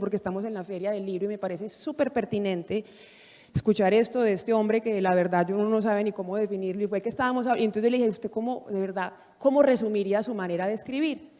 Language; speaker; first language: Spanish; native; Spanish